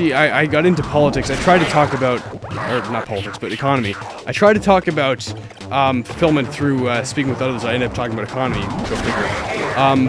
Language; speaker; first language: English; native; English